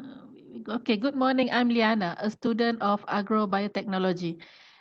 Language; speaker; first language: English; non-native, fluent; Malay